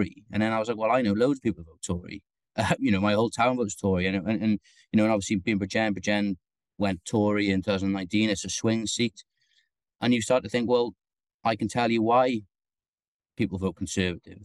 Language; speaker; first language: English; native; English